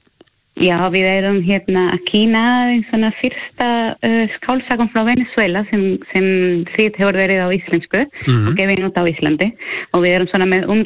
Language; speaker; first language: Icelandic; non-native, learner; Spanish